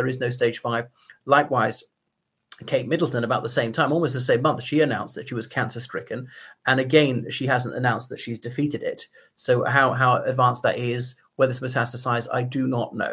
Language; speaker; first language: English; native; English